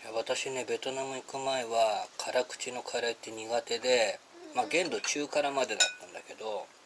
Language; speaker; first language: Japanese; native; Japanese